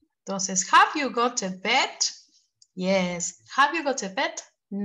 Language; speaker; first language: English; non-native, fluent; Spanish